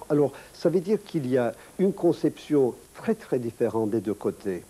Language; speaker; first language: French; non-native, fluent; Turkish